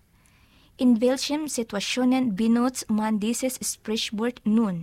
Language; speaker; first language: German; non-native, learner; Filipino